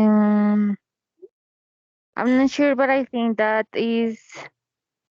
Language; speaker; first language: English; non-native, learner; Spanish